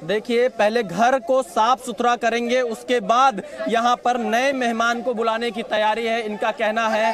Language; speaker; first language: Hindi; native; Hindi